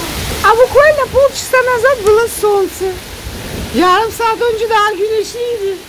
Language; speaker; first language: Russian; native; Russian